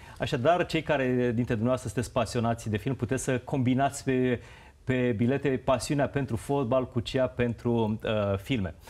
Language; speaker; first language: Romanian; native; Romanian